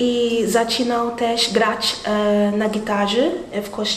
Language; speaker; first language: Polish; non-native, learner; Portuguese